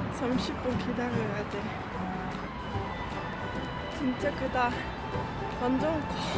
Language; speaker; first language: Korean; non-native, fluent; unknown